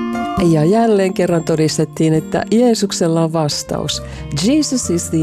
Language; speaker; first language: Finnish; native; Finnish